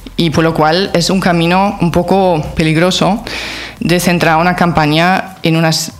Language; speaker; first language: Spanish; non-native, fluent; German